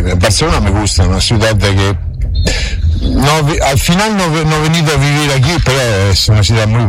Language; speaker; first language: Spanish; non-native, learner; Italian